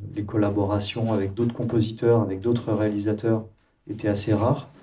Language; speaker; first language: French; native; French